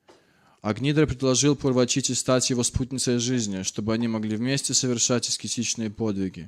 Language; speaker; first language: Russian; native; Russian